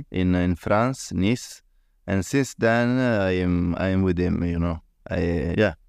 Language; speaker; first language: English; non-native, learner; Italian